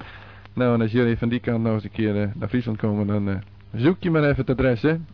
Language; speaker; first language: Dutch; native; Dutch